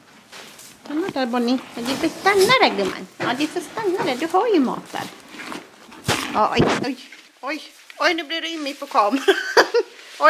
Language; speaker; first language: Swedish; native; Swedish